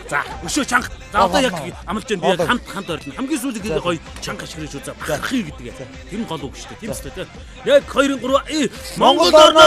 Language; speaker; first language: Mongolian; native; Mongolian